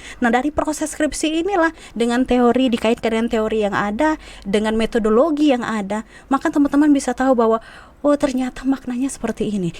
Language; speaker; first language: Indonesian; native; Indonesian